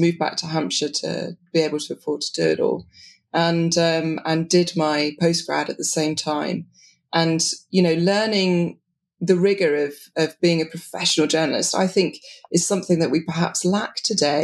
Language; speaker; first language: English; native; English